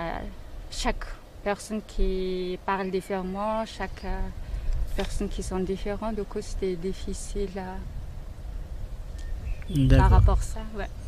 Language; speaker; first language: French; non-native, learner; Mongolian